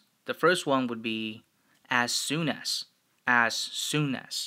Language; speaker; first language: English; non-native, fluent; Chinese